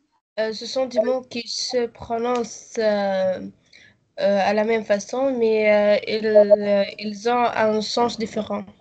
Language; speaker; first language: French; non-native, learner; Arabic